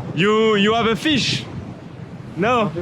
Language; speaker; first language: English; non-native, learner; French